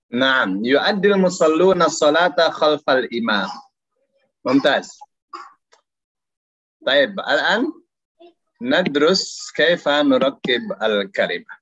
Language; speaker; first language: Arabic; non-native, fluent; Indonesian